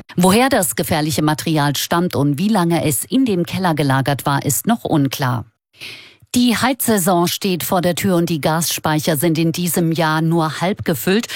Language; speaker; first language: German; native; German